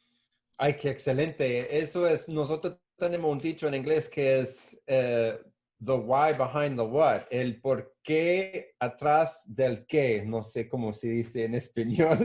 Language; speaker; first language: Spanish; non-native, fluent; English